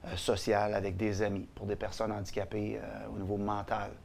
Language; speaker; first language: French; native; French